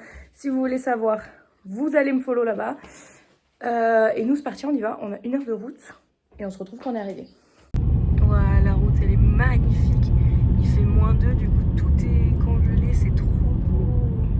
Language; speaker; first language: French; native; French